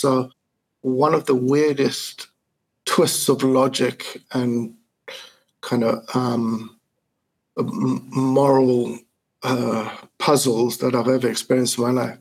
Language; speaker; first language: English; native; English